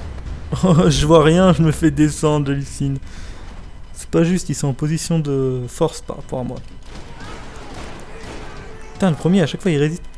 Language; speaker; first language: French; native; French